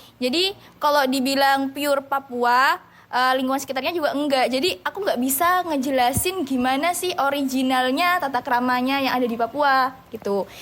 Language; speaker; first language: Indonesian; native; Indonesian